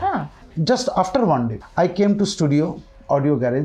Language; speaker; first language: English; non-native, local second language; Bangla